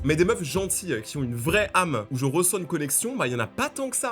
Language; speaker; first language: French; native; French